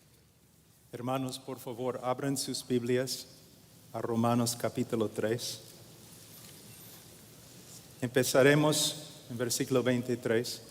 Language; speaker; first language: Spanish; non-native, fluent; English